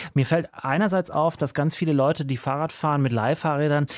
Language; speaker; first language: German; native; German